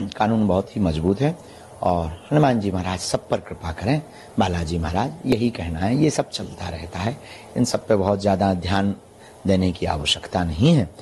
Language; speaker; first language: Hindi; native; Hindi